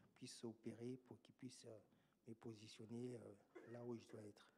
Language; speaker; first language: French; native; French